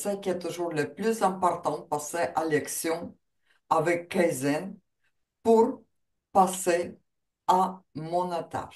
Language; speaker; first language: French; non-native, fluent; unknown